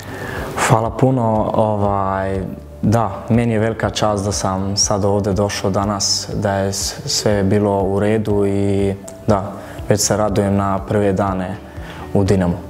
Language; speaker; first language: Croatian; early bilingual, heritage; German